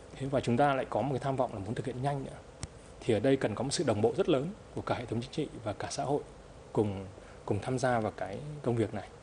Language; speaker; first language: Vietnamese; native; Vietnamese